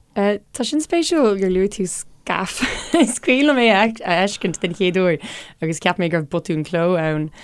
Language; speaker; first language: Irish; non-native, local second language; English